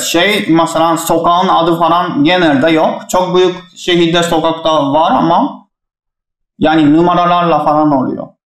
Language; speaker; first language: Turkish; non-native, fluent; Japanese